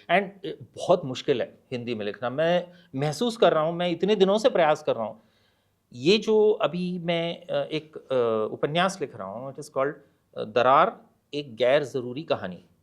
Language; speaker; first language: Hindi; native; Hindi